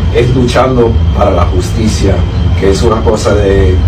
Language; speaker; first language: Spanish; early bilingual, heritage; Spanish